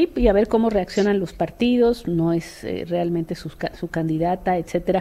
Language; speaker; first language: Spanish; native; Spanish